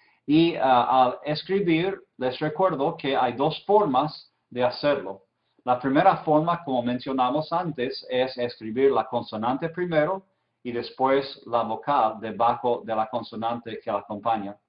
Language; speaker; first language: Spanish; non-native, fluent; English